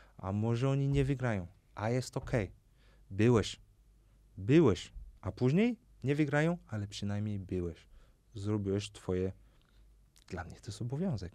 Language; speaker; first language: Polish; non-native, fluent; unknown